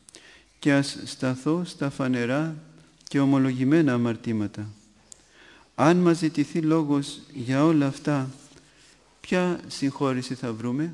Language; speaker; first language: Greek; native; Greek